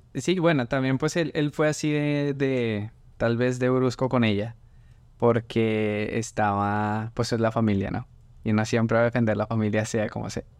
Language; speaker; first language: Spanish; native; Spanish